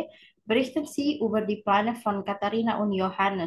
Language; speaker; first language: German; non-native, fluent; Indonesian